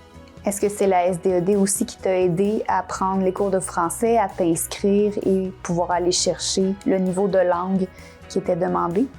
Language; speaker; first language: French; native; French